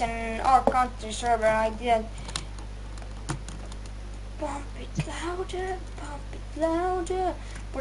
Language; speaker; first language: English; non-native, learner; Estonian